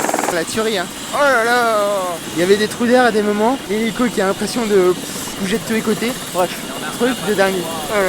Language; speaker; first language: French; native; French